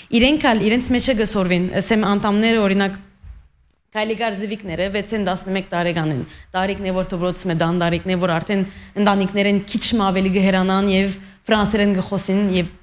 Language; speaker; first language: Armenian; early bilingual, heritage; Armenian